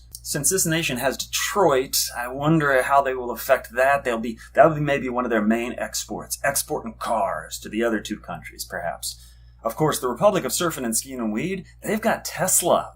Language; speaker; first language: English; native; English